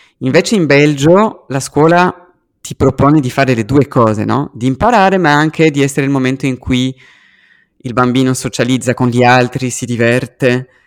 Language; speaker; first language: Italian; early bilingual, heritage; French